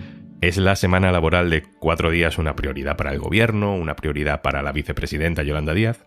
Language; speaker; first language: Spanish; native; Spanish